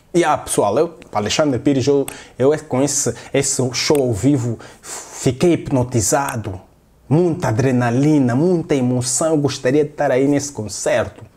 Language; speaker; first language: Portuguese; native; Portuguese